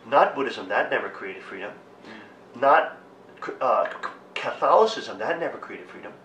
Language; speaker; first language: English; native; English